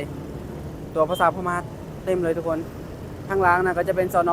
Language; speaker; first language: Thai; non-native, local second language; Northeastern Thai